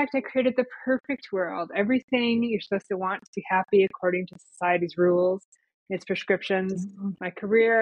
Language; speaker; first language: English; native; English